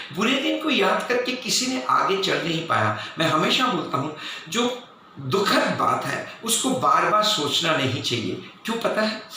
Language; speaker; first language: Hindi; non-native, local second language; Bangla